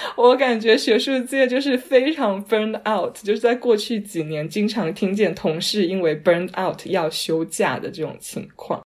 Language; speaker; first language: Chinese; non-native, local second language; Cantonese